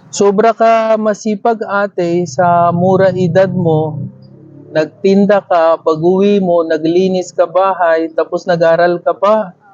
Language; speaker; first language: Filipino; non-native, learner; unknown